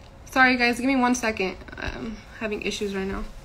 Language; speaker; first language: English; early bilingual, other home language; Punjabi